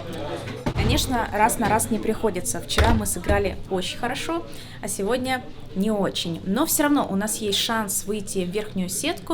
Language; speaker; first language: Russian; native; Russian